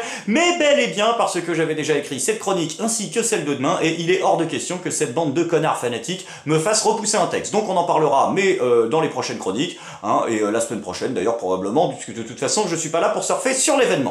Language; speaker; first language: French; native; French